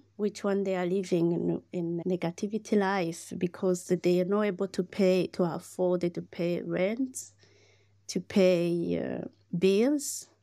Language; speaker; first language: English; non-native, learner; Rundi